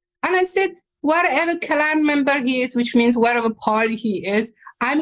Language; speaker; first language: English; non-native, fluent; Somali